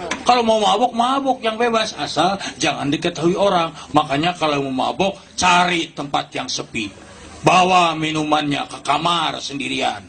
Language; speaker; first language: Indonesian; non-native, local second language; Sundanese